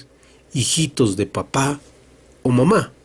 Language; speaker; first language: Spanish; native; Spanish